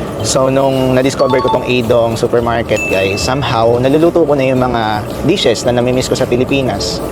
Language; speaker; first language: Filipino; native; Filipino